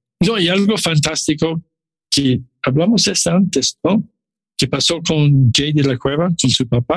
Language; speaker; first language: Spanish; non-native, learner; English